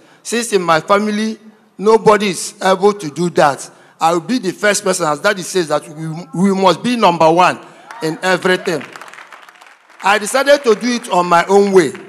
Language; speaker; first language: English; non-native, local second language; Igbo